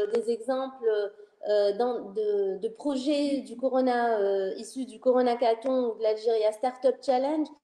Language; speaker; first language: French; non-native, local second language; Arabic